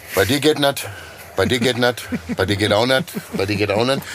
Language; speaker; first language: German; native; German